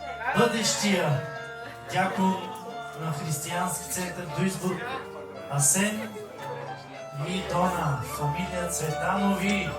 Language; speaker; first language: Bulgarian; native; Bulgarian